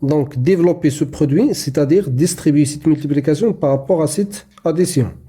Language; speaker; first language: French; non-native, local second language; Arabic